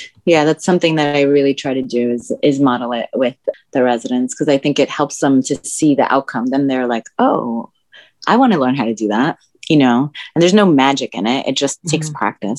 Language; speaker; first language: English; early bilingual, other home language; Spanish